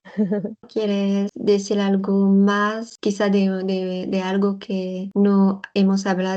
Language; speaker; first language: Spanish; non-native, fluent; French